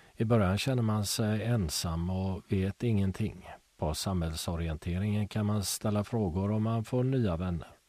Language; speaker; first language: Swedish; native; Swedish